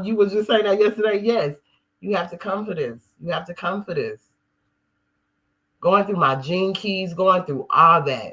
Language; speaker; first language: English; native; English